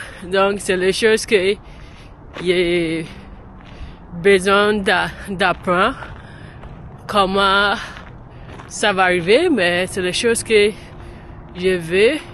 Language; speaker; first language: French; non-native, learner; English